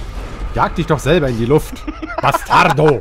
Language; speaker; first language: German; native; German